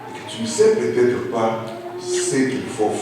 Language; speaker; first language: French; non-native, local second language; Lingala